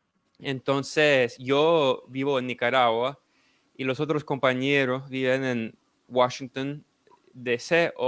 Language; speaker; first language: Spanish; non-native, fluent; English